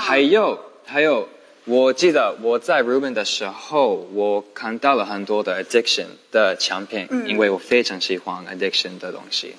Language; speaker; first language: Chinese; non-native, learner; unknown